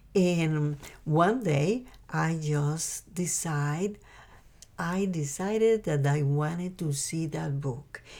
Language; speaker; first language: English; non-native, fluent; Spanish